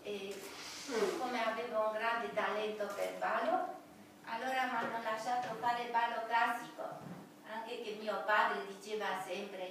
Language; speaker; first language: Italian; non-native, fluent; Romanian